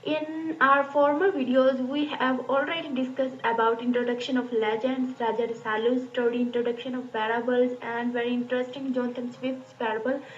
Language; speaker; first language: English; non-native, local second language; Urdu